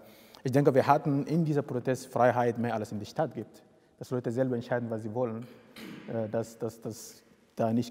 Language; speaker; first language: German; non-native, fluent; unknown